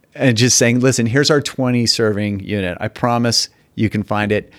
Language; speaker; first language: English; native; English